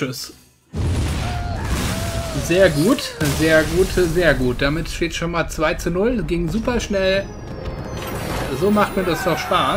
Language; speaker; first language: German; native; German